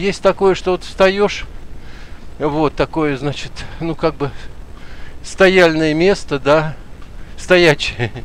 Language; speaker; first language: Russian; native; Russian